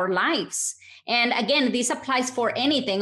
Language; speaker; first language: English; non-native, fluent; Spanish